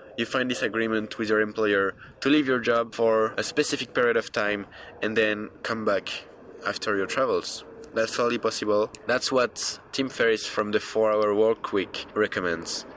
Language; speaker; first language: English; non-native, fluent; French